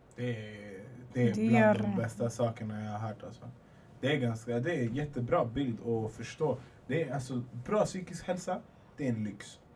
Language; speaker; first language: Swedish; native; Swedish